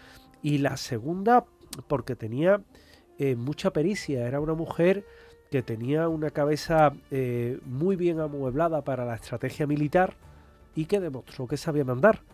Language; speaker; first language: Spanish; native; Spanish